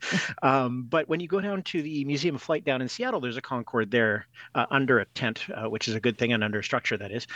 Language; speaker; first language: English; native; English